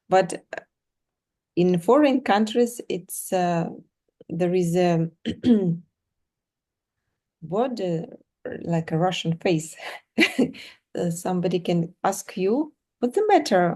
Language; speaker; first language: English; non-native, fluent; Russian